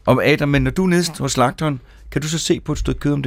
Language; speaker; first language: Danish; native; Danish